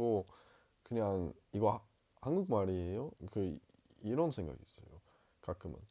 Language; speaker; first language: Korean; non-native, learner; English